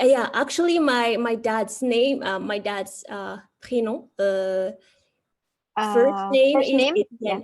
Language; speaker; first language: English; non-native, fluent; Malagasy